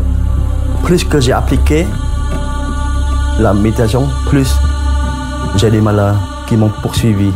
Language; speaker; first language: French; non-native, fluent; Khmer